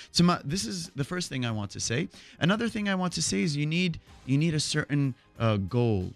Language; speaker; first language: English; non-native, fluent; Arabic